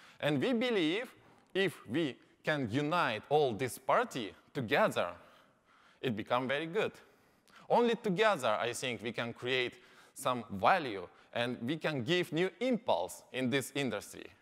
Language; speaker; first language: English; non-native, learner; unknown